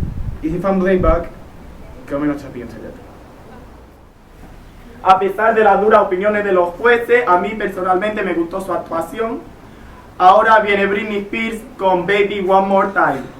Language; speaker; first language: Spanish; non-native, local second language; Catalan